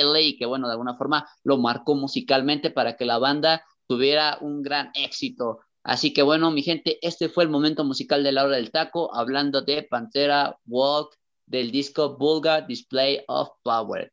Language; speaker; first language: Spanish; native; Spanish